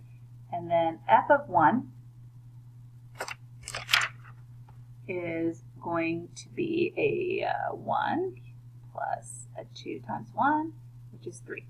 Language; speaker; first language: English; native; English